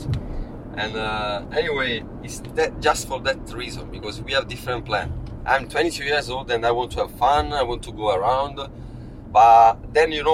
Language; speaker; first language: English; non-native, learner; Italian